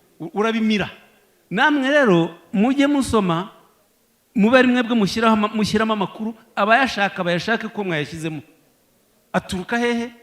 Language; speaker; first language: Kinyarwanda; native; Kinyarwanda